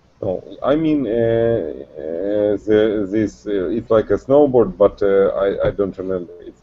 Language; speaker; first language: English; non-native, learner; Russian